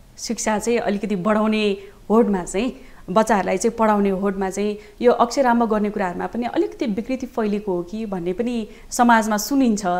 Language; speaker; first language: Nepali; native; Nepali